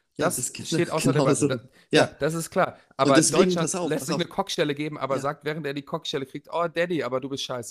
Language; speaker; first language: German; native; German